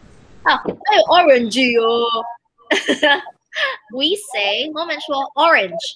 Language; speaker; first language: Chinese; non-native, learner; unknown